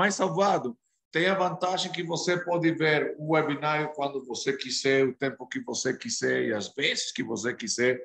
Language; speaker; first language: Portuguese; non-native, fluent; Spanish